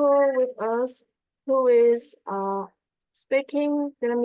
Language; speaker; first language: English; non-native, learner; Vietnamese